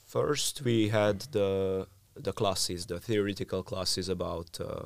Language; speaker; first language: English; non-native, fluent; Hungarian